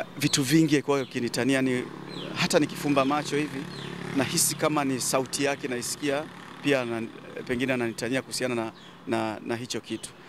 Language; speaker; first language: Swahili; native; Swahili